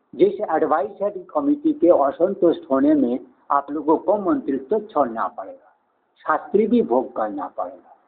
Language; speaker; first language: Hindi; native; Hindi